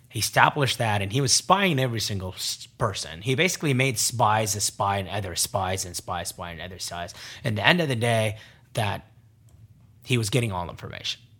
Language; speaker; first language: English; non-native, fluent; Arabic